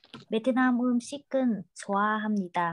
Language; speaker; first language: Korean; non-native, learner; Vietnamese